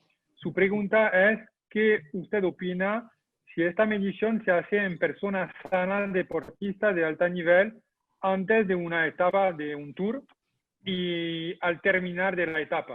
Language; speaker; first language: Spanish; non-native, fluent; French